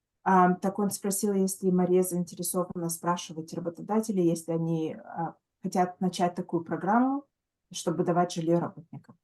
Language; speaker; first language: Russian; early bilingual, heritage; Russian